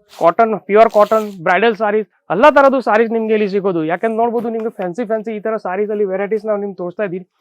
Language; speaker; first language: Kannada; non-native, fluent; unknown